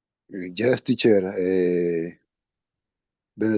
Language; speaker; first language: English; non-native, learner; Spanish